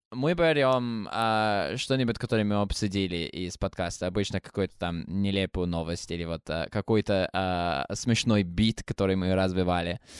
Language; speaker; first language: Russian; non-native, fluent; English